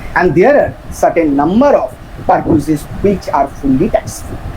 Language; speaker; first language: English; non-native, local second language; Bangla